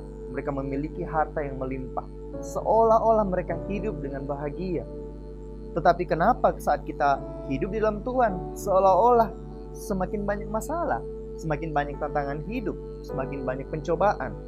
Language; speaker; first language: Indonesian; native; Indonesian